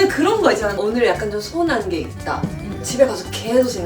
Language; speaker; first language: Korean; non-native, fluent; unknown